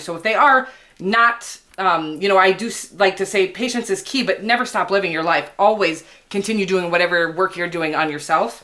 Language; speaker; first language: English; native; English